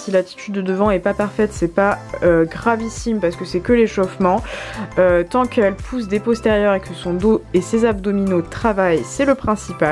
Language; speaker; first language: French; native; French